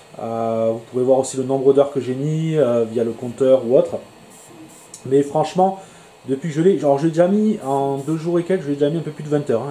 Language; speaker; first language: French; native; French